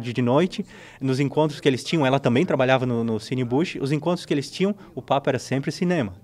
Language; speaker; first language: Portuguese; native; Portuguese